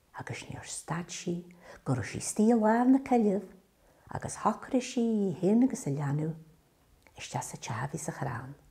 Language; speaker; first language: Irish; native; Irish